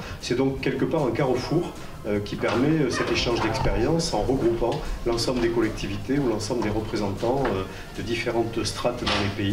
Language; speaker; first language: French; native; French